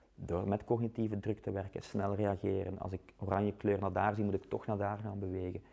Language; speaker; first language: Dutch; native; Dutch